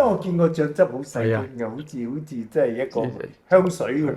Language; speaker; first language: Cantonese; native; Cantonese